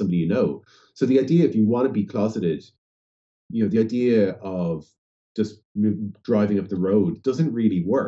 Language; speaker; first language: English; native; English